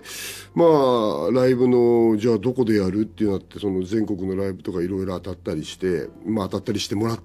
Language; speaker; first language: Japanese; native; Japanese